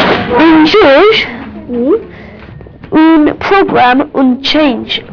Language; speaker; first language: French; non-native, learner; English